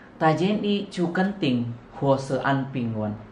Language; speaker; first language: Chinese; non-native, learner; Indonesian